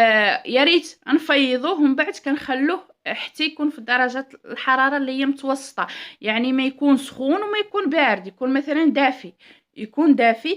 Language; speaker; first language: Arabic; native; Arabic